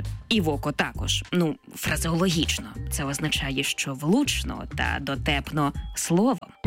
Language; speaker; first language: Ukrainian; native; Ukrainian